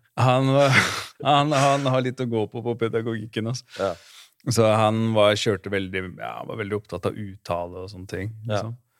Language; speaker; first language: Norwegian; native; Norwegian